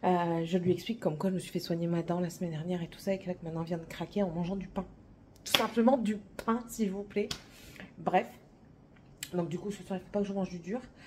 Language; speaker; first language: French; native; French